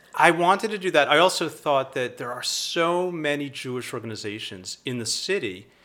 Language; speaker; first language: English; native; English